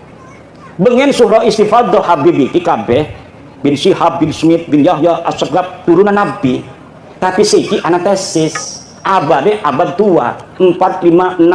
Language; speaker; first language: Indonesian; non-native, local second language; Javanese